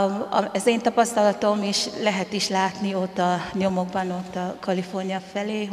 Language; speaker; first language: Hungarian; non-native, fluent; Tongan